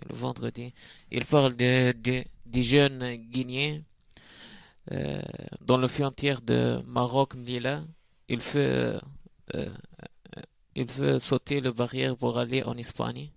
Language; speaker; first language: French; non-native, learner; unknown